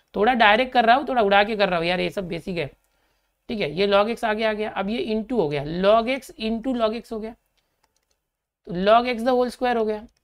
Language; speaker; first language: Hindi; native; Hindi